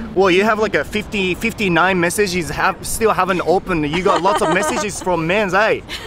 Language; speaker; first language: English; non-native, fluent; Japanese